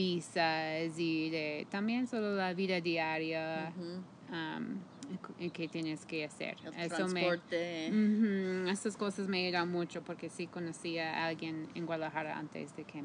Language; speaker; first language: Spanish; non-native, fluent; English